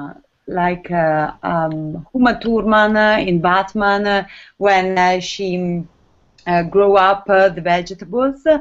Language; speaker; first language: English; non-native, learner; Italian